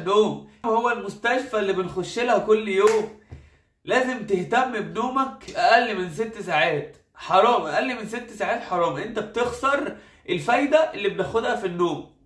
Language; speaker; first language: Arabic; native; Arabic